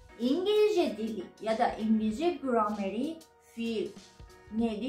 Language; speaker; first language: Turkish; non-native, fluent; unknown